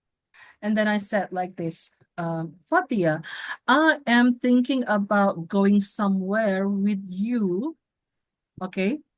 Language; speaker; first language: English; non-native, fluent; Indonesian